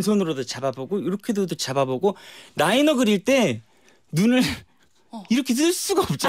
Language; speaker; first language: Korean; native; Korean